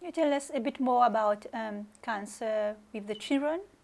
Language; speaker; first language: English; non-native, local second language; Morisyen